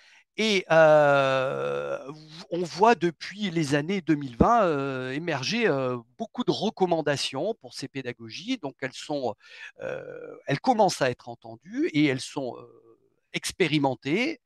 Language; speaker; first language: French; native; French